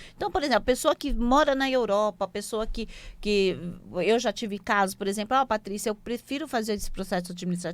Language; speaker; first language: Portuguese; native; Portuguese